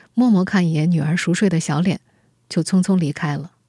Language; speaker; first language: Chinese; native; Chinese